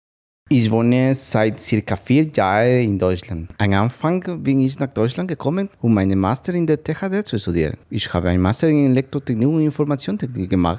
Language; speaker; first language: German; non-native, fluent; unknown